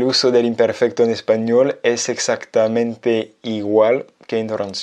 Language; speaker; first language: Spanish; non-native, fluent; French